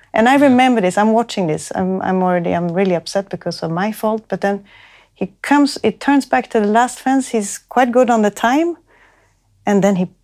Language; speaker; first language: English; non-native, fluent; Swedish